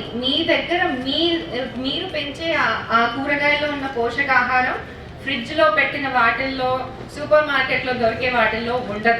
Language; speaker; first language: Telugu; native; Telugu